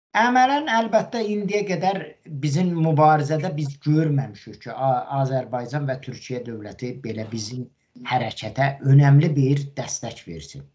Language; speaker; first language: Azerbaijani; native; Azerbaijani